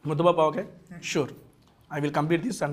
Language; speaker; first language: Telugu; native; Telugu